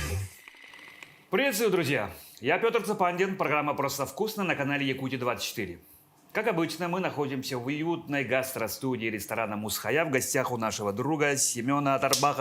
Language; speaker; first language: Russian; native; Russian